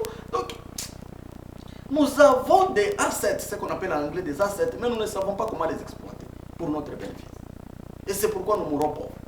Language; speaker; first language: French; non-native, local second language; Swahili